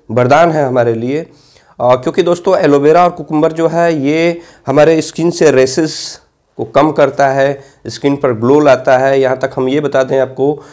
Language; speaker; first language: Hindi; native; Hindi